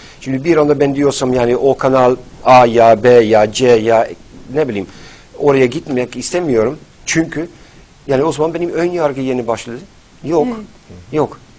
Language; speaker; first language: Turkish; non-native, fluent; Dutch